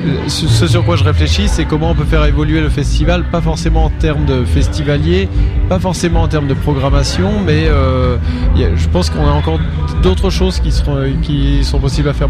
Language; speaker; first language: French; native; French